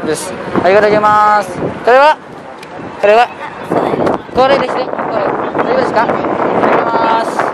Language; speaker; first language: Japanese; non-native, learner; Indonesian